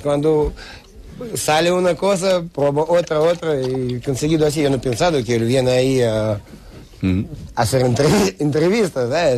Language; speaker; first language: Spanish; non-native, learner; Russian